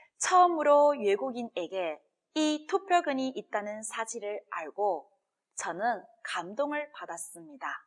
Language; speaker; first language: Korean; non-native, fluent; Chinese